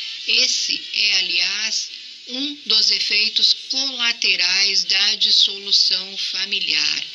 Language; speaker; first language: Portuguese; native; Portuguese